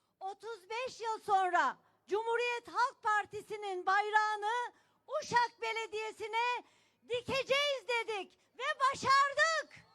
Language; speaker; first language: Turkish; native; Turkish